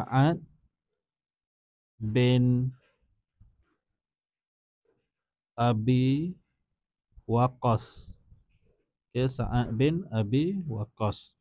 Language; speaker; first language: Malay; native; Malay